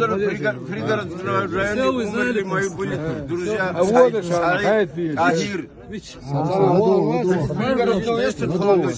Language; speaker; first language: Russian; non-native, local second language; Chechen